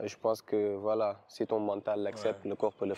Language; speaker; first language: French; non-native, local second language; Wolof